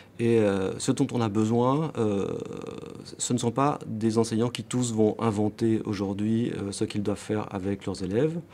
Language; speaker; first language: French; native; French